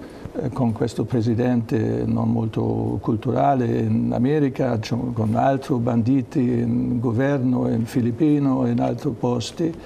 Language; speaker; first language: Italian; non-native, learner; German